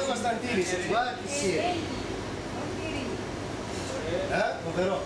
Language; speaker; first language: Italian; non-native, learner; Greek